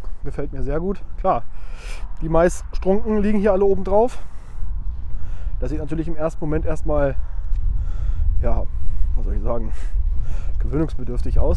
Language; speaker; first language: German; native; German